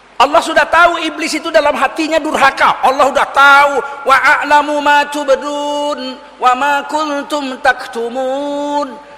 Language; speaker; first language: Indonesian; native; Indonesian